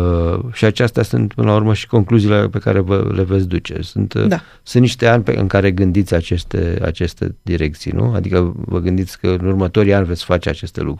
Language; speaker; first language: Romanian; native; Romanian